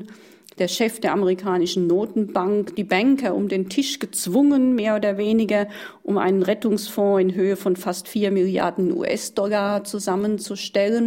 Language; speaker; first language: German; native; German